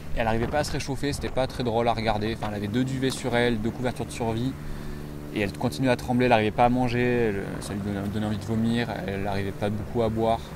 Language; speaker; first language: French; native; French